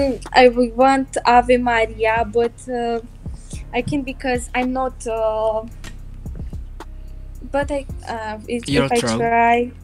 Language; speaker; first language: English; non-native, learner; Romanian